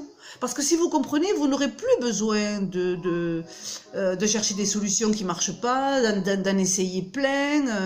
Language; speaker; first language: French; native; French